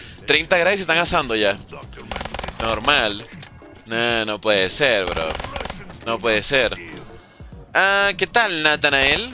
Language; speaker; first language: Spanish; native; Spanish